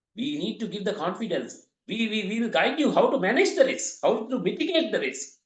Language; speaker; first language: English; non-native, local second language; Sinhala